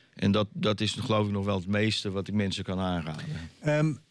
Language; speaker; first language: Dutch; native; Dutch